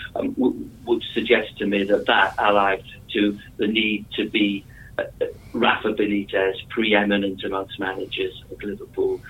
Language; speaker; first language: English; native; English